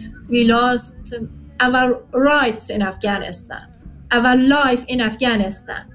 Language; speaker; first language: English; non-native, learner; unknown